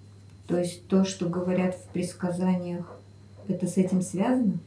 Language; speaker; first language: Russian; native; Russian